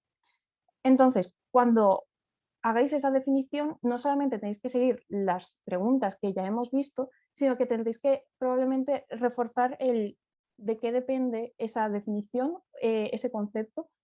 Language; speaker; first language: Spanish; native; Spanish